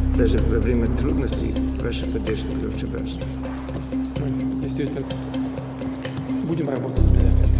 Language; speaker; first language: Russian; native; Russian